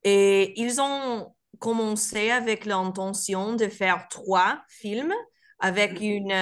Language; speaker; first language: French; non-native, learner; Spanish